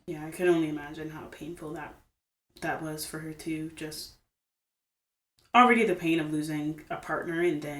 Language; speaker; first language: English; native; English